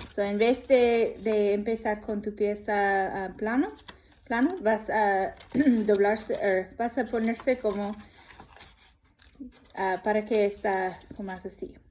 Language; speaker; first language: Spanish; non-native, learner; English